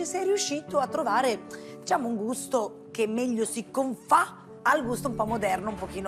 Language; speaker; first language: Italian; native; Italian